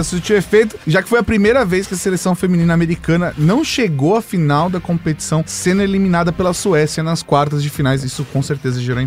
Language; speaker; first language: Portuguese; native; Portuguese